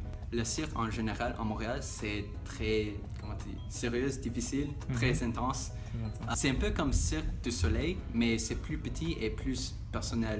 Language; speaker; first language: French; non-native, local second language; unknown